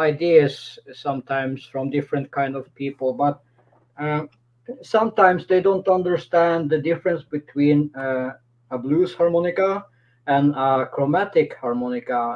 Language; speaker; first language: English; non-native, fluent; Norwegian